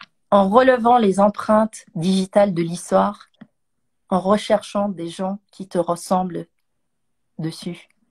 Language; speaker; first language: French; early bilingual, other home language; English